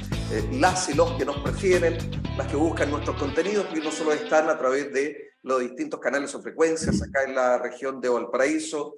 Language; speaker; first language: Spanish; native; Spanish